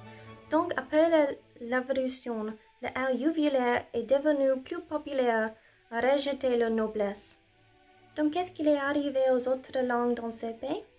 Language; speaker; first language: French; non-native, learner; English